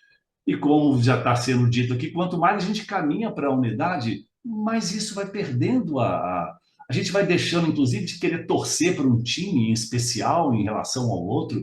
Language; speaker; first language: Portuguese; native; Portuguese